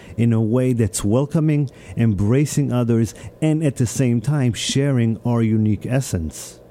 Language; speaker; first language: English; early bilingual, other home language; Hebrew